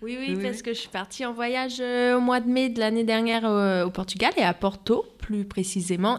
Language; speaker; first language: French; native; French